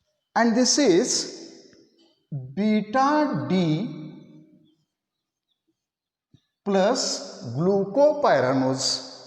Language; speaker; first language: English; non-native, local second language; Marathi